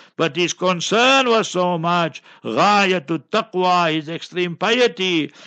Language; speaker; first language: English; native; English